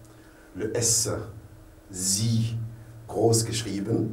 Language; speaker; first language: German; non-native, learner; French